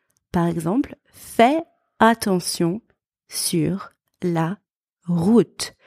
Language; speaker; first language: French; native; French